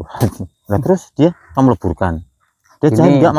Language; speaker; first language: Indonesian; native; Indonesian